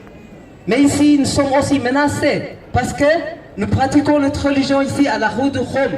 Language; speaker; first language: French; non-native, learner; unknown